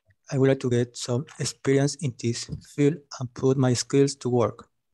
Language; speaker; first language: English; non-native, learner; Spanish